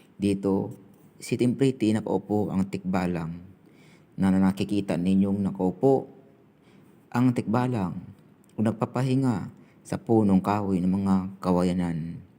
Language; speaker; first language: Filipino; non-native, local second language; Cebuano